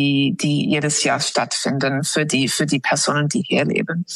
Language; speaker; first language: German; non-native, fluent; English